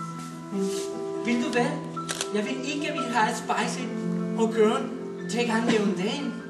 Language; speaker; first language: Danish; non-native, learner; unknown